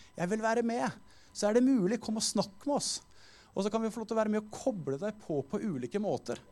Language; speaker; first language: Norwegian; native; Norwegian